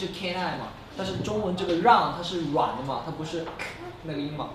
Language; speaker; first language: Chinese; native; Chinese